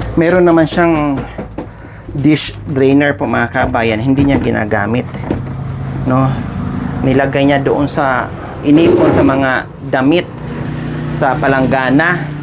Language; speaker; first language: Filipino; non-native, local second language; Cebuano